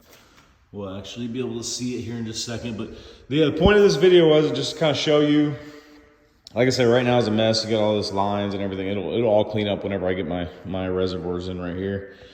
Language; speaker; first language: English; native; English